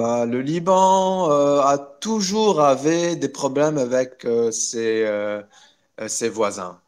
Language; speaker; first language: French; non-native, local second language; Arabic